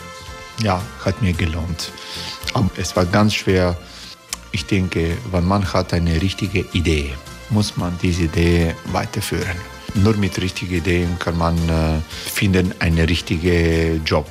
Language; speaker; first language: German; non-native, fluent; Croatian